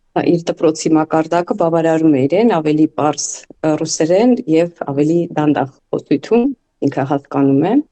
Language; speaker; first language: Armenian; native; Armenian